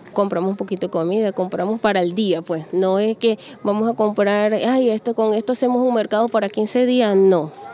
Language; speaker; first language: Spanish; native; Spanish